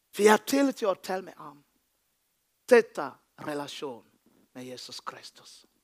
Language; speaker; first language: Danish; non-native, fluent; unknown